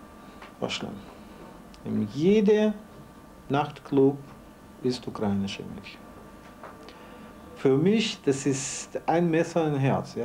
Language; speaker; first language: German; non-native, learner; Ukrainian